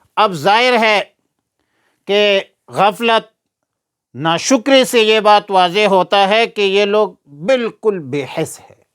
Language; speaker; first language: Urdu; non-native, local second language; Pashto